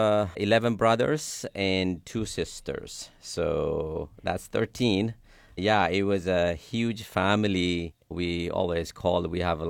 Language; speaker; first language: English; non-native, fluent; Sidamo